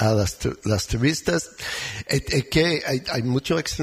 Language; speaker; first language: Spanish; non-native, learner; English